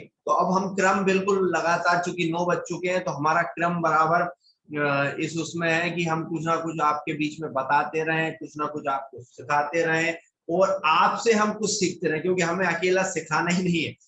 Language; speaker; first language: Hindi; native; Hindi